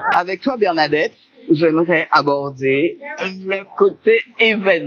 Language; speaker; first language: French; native; French